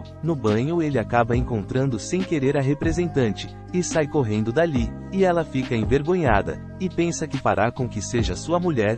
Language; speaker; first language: Portuguese; native; Portuguese